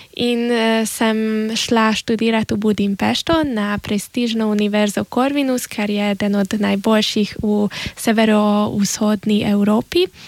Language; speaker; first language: Slovenian; early bilingual, heritage; Slovenian